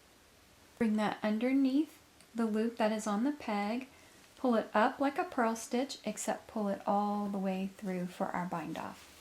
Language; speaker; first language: English; native; English